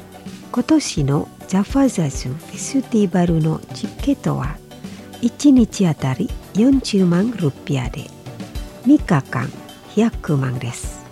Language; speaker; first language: Japanese; non-native, fluent; Indonesian